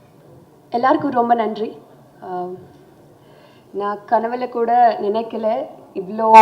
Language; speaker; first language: Tamil; non-native, learner; Telugu